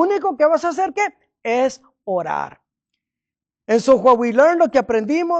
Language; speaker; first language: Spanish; early bilingual, heritage; Spanish